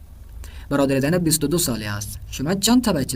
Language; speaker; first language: Persian; non-native, fluent; Urdu